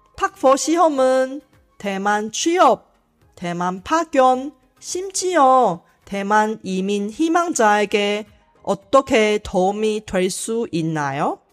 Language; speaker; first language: Korean; non-native, fluent; Chinese